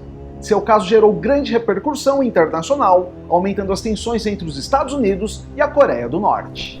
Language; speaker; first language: Portuguese; native; Portuguese